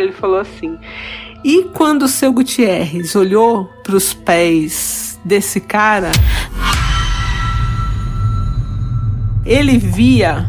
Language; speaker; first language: Portuguese; native; Portuguese